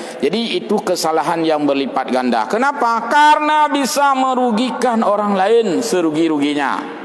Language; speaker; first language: Malay; non-native, local second language; Achinese